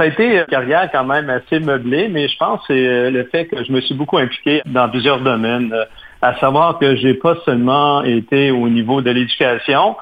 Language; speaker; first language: French; native; French